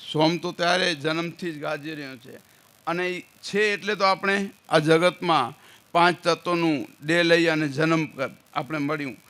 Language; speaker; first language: Gujarati; non-native, local second language; Kachhi